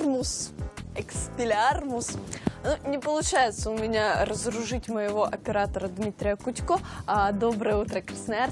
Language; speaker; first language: Russian; native; Russian